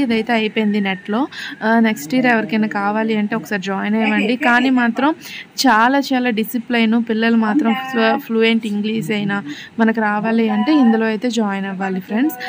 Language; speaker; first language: Telugu; native; Telugu